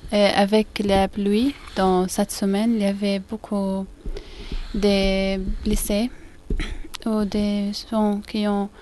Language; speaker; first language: French; non-native, learner; Arabic